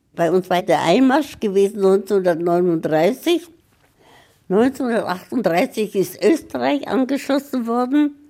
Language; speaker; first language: German; early bilingual, heritage; Czech